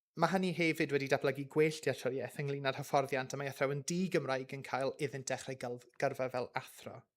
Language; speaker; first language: Welsh; non-native, local second language; English